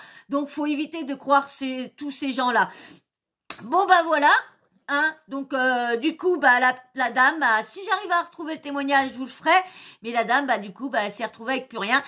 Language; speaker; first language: French; native; French